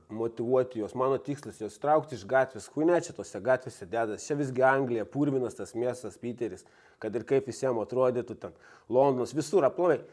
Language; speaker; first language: Lithuanian; native; Lithuanian